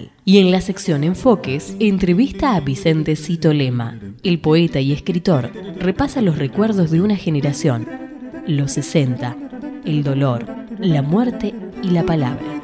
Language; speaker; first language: Spanish; native; Spanish